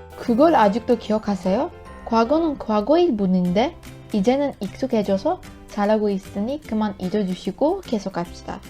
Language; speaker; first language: Korean; non-native, learner; Turkish